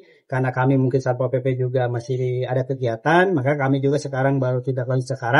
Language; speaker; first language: Indonesian; non-native, local second language; Sundanese